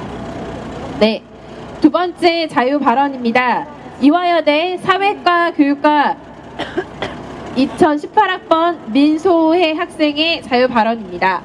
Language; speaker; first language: Korean; native; Korean